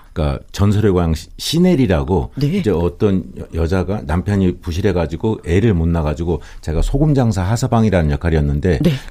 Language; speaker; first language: Korean; native; Korean